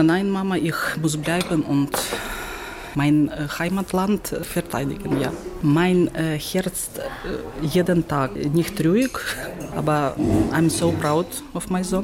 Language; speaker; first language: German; non-native, learner; Ukrainian